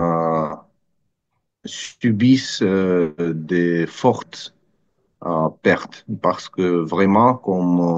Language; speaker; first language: French; non-native, fluent; Russian